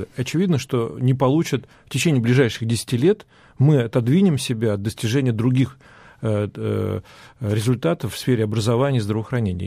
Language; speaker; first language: Russian; native; Russian